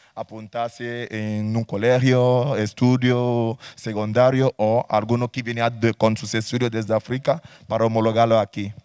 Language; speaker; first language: Spanish; non-native, fluent; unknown